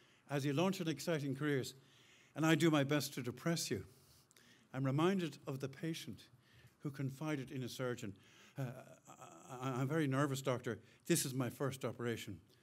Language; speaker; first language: English; native; English